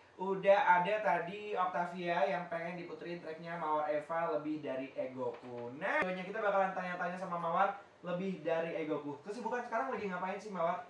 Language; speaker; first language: Indonesian; native; Indonesian